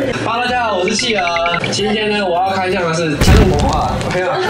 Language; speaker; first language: Chinese; native; Chinese